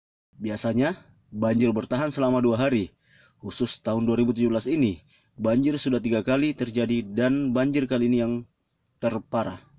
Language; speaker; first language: Indonesian; native; Indonesian